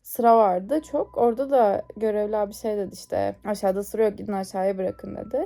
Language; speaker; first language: Turkish; native; Turkish